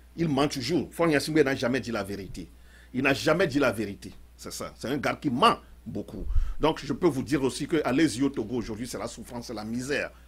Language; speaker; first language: French; non-native, local second language; Ewe